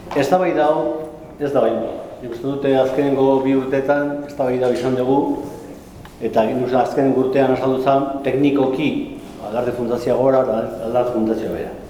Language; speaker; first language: Basque; non-native, local second language; Spanish